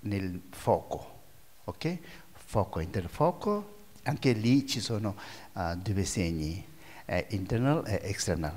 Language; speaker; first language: Italian; non-native, learner; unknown